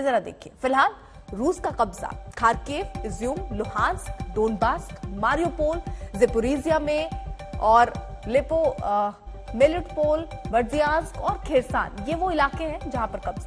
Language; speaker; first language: Hindi; native; Hindi